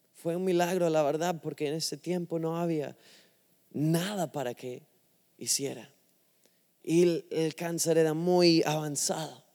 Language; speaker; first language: Spanish; non-native, fluent; English